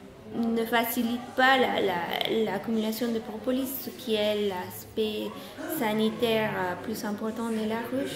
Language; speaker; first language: French; non-native, fluent; Spanish